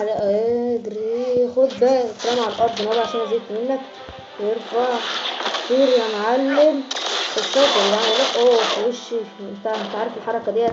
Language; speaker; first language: Arabic; native; Arabic